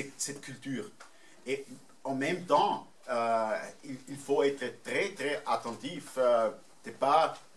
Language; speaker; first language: French; non-native, fluent; German